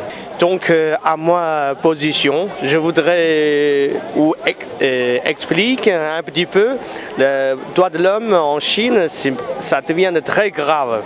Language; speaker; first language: French; non-native, fluent; Chinese